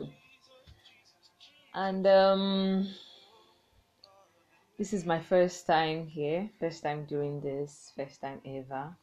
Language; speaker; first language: English; non-native, local second language; Igbo